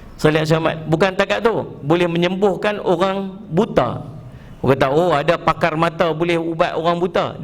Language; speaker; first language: Malay; native; Malay